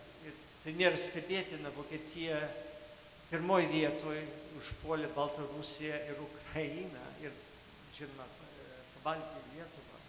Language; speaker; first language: Lithuanian; early bilingual, heritage; Lithuanian